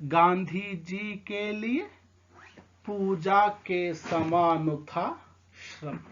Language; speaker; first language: Hindi; non-native, local second language; Telugu